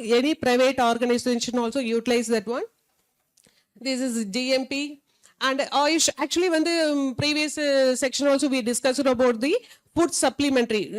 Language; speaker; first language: English; non-native, local second language; Tamil